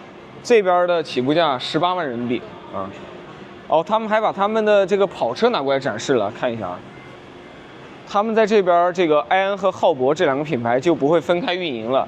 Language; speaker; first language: Chinese; native; Chinese